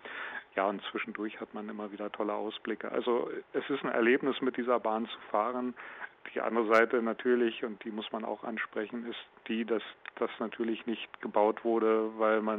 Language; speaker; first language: German; native; German